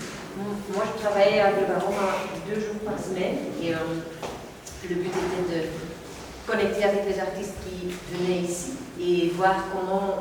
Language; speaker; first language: French; non-native, local second language; Dutch